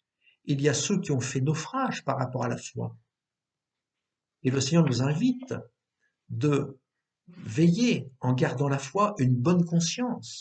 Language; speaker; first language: French; native; French